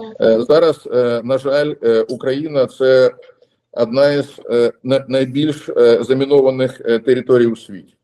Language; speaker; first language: Ukrainian; non-native, local second language; Russian